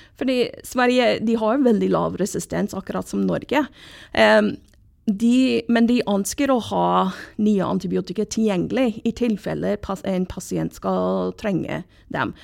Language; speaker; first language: Norwegian; non-native, fluent; English